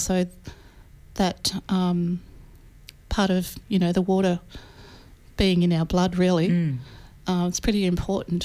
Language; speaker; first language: English; native; English